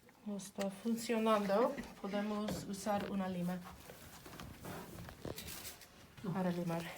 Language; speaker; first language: Spanish; non-native, learner; English